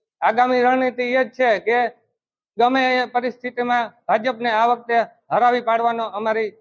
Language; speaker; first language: Gujarati; native; Gujarati